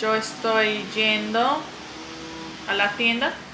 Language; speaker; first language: Spanish; non-native, learner; English